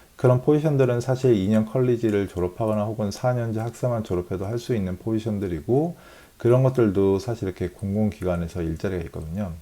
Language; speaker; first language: Korean; native; Korean